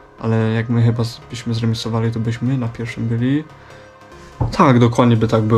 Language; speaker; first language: Polish; early bilingual, heritage; Polish